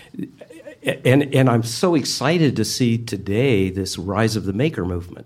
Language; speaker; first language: English; native; English